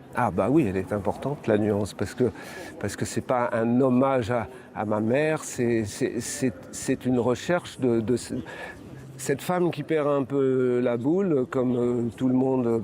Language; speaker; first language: French; native; French